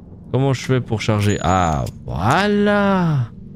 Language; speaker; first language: French; native; French